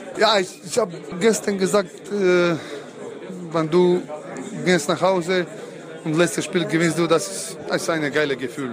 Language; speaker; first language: German; non-native, learner; Croatian